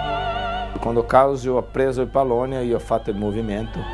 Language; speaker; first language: Italian; non-native, fluent; Portuguese